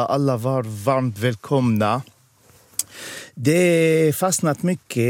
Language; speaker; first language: Swedish; non-native, fluent; Arabic